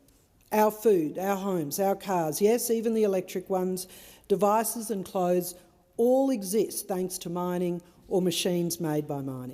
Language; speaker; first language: English; native; English